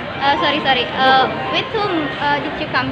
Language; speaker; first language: English; non-native, learner; Indonesian